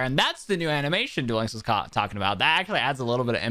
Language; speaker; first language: English; native; English